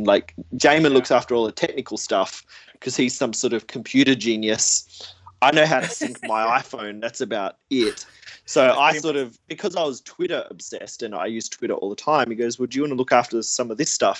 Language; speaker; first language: English; native; English